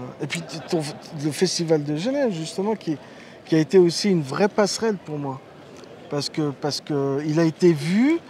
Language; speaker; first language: French; early bilingual, other home language; Riffian